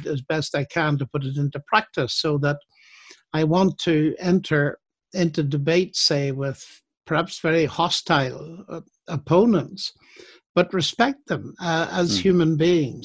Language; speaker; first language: English; native; English